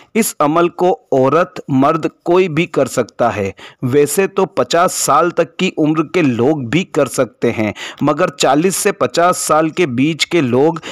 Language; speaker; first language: Hindi; native; Hindi